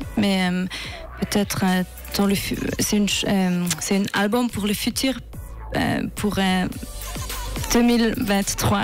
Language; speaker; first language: French; non-native, fluent; Swiss German